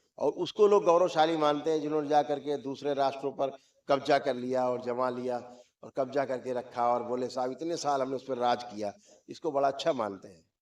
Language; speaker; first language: Hindi; native; Hindi